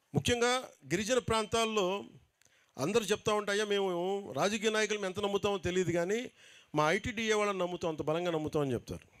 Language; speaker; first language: Telugu; native; Telugu